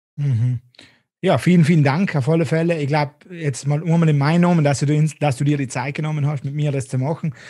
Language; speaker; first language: German; native; German